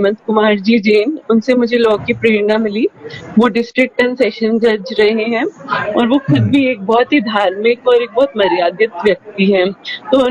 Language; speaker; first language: Hindi; non-native, local second language; Rajasthani